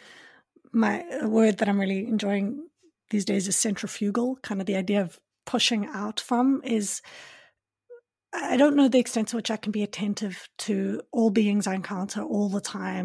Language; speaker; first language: English; native; English